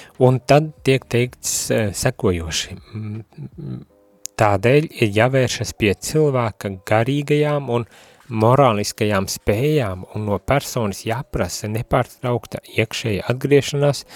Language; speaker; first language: Latvian; native; Latvian